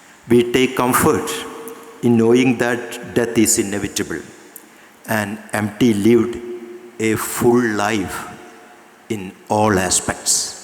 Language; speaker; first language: English; non-native, local second language; Malayalam